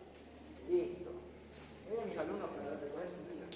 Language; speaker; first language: Spanish; native; Spanish